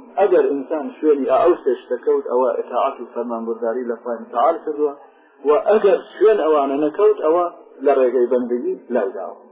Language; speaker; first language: Central Kurdish; non-native, local second language; Gurani